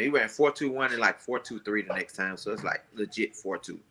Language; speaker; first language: English; native; English